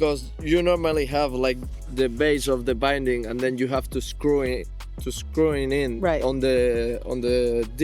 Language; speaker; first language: English; non-native, fluent; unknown